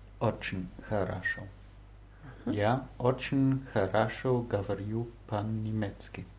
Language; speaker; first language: Russian; non-native, learner; German